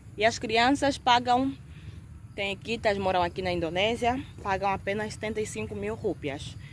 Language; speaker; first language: Portuguese; native; Portuguese